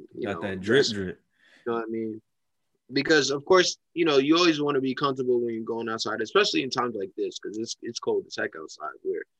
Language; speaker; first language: English; native; English